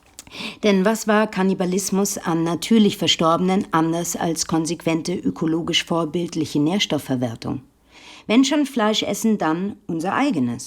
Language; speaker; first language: German; native; German